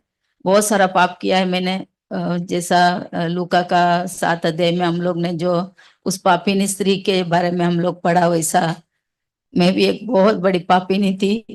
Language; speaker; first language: Hindi; non-native, local second language; Malayalam